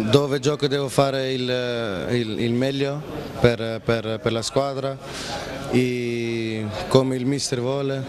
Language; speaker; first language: Italian; non-native, fluent; Dutch